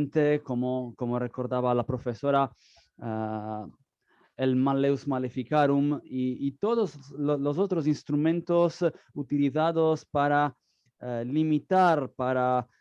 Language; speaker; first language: Spanish; non-native, fluent; Italian